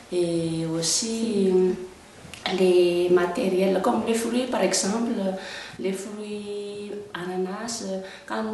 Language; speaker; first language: French; non-native, local second language; Malagasy